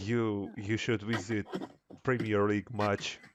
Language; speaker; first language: English; non-native, learner; Russian